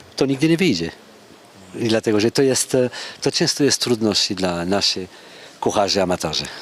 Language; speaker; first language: Polish; non-native, fluent; French